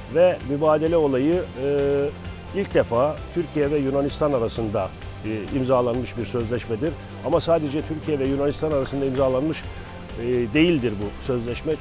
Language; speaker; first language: Turkish; native; Turkish